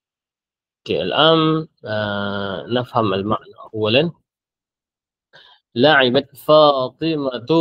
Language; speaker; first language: Arabic; non-native, fluent; Malay